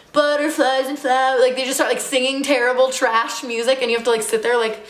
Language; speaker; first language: English; native; English